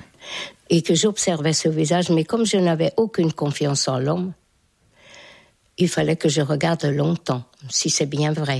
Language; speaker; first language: French; non-native, fluent; Hungarian